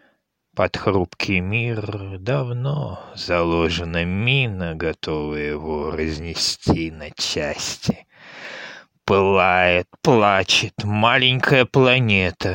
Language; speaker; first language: Russian; native; Russian